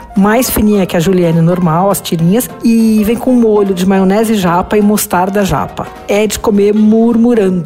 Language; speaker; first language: Portuguese; native; Portuguese